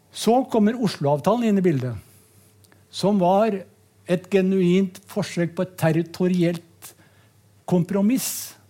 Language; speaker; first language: Norwegian; native; Norwegian